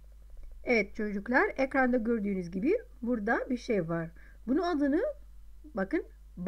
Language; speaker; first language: Turkish; non-native, fluent; Arabic